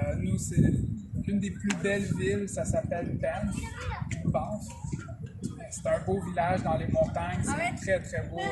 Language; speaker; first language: French; native; French